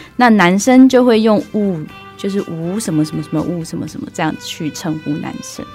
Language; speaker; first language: Chinese; early bilingual, other home language; Burmese